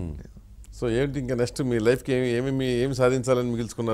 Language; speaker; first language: Telugu; native; Telugu